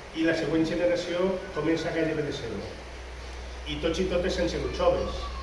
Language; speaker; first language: Catalan; non-native, local second language; Spanish